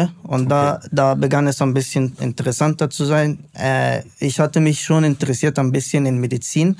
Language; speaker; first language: German; non-native, fluent; Arabic